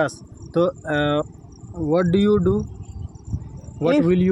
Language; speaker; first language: English; non-native, learner; Hindi